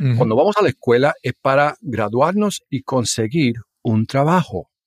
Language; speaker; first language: Spanish; early bilingual, heritage; Spanish